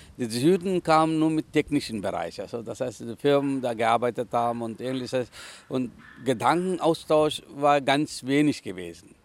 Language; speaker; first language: German; non-native, fluent; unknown